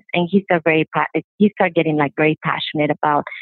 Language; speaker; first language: English; non-native, fluent; Spanish